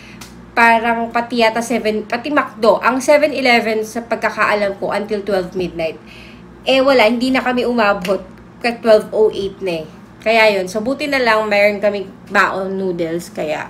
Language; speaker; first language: Filipino; native; Filipino